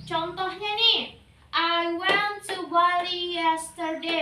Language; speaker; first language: English; non-native, learner; Indonesian